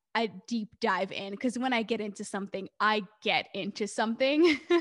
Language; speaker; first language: English; early bilingual, other home language; Hebrew